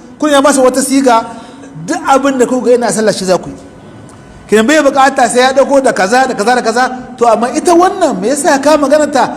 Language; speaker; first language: Hausa; native; Hausa